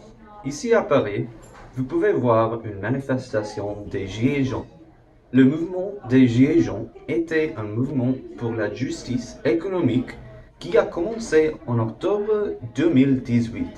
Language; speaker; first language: French; non-native, learner; English